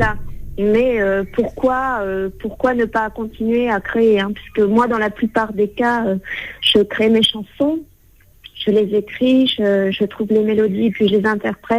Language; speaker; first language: French; native; French